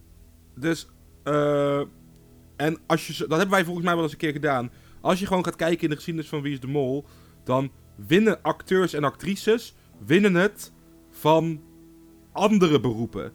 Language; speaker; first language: Dutch; native; Dutch